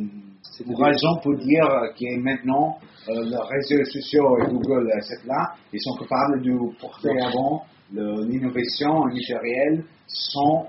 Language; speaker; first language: French; non-native, learner; Italian